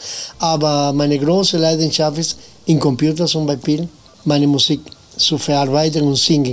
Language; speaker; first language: German; non-native, learner; Spanish